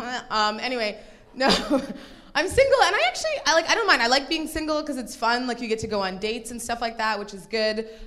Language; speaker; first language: English; native; English